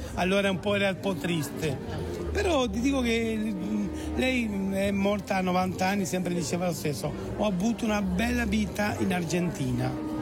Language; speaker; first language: Italian; early bilingual, heritage; Italian